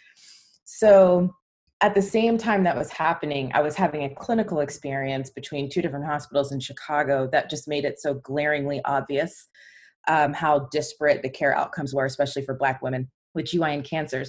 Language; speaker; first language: English; native; English